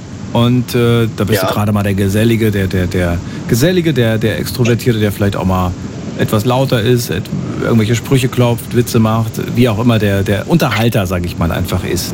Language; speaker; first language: German; native; German